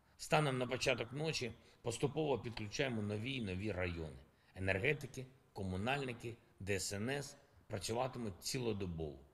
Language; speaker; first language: Ukrainian; non-native, local second language; Russian